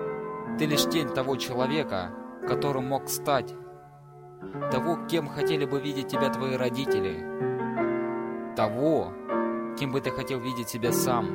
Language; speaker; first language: Russian; native; Russian